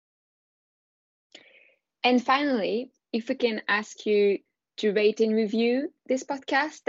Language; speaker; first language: English; non-native, fluent; French